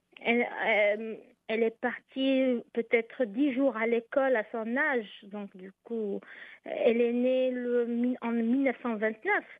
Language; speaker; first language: French; non-native, local second language; Arabic